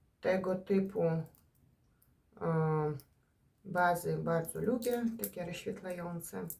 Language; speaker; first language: Polish; non-native, fluent; Ukrainian